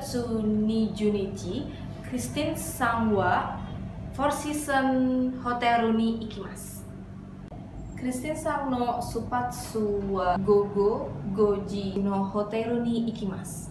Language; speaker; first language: Japanese; non-native, learner; Indonesian